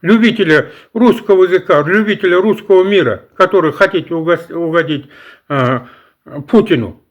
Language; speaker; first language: Russian; non-native, local second language; Kazakh